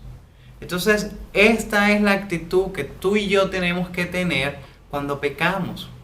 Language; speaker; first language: Spanish; native; Spanish